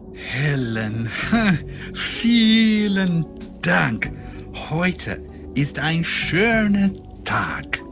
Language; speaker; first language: German; non-native, learner; English